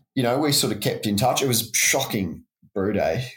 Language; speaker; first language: English; native; English